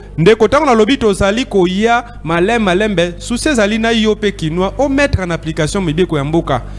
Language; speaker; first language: Lingala; native; Lingala